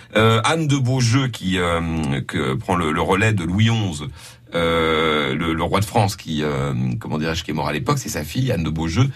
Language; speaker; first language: French; native; French